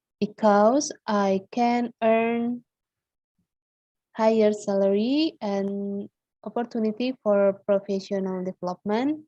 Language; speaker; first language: English; non-native, learner; Indonesian